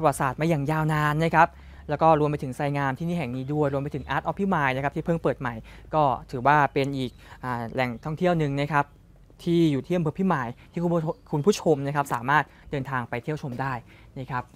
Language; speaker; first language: Thai; native; Thai